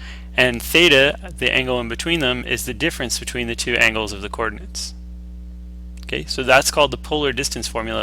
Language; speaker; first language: English; native; English